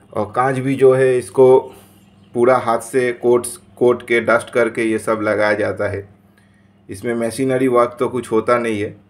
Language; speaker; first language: Hindi; non-native, local second language; Bangla